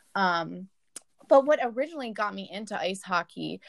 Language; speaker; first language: English; native; English